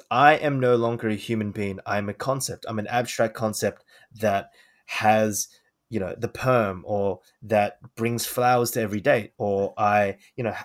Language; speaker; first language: English; native; English